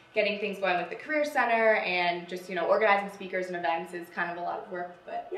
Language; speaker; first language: English; native; English